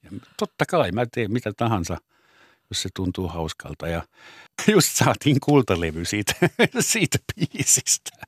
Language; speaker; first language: Finnish; non-native, fluent; German